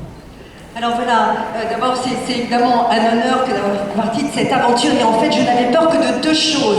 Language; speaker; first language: French; native; French